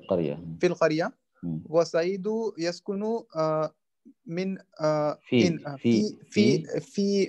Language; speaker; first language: Arabic; non-native, learner; Urdu